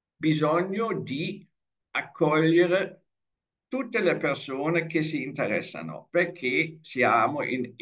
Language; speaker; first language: Italian; non-native, fluent; German